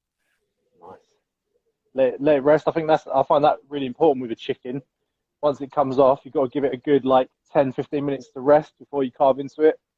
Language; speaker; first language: English; native; English